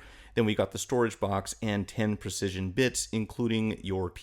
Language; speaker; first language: English; native; English